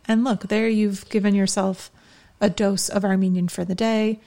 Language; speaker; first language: English; native; English